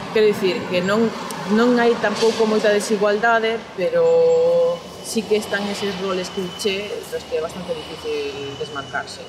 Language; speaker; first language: Galician; non-native, local second language; Spanish